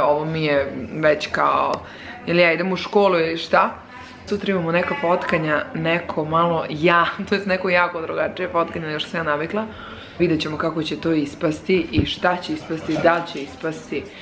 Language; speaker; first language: Serbian; native; Serbian